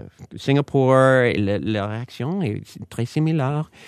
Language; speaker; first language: French; non-native, fluent; English